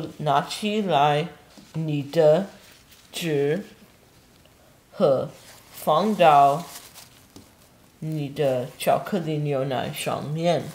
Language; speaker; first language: Chinese; non-native, learner; English